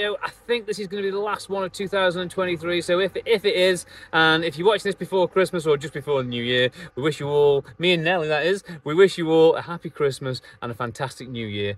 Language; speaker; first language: English; native; English